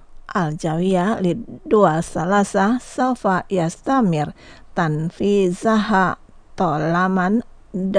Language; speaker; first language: Arabic; non-native, fluent; Indonesian